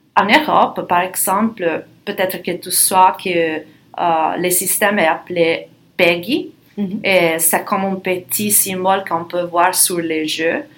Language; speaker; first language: French; non-native, fluent; Italian